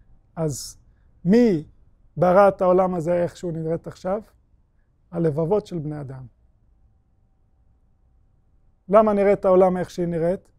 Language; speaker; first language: Hebrew; non-native, fluent; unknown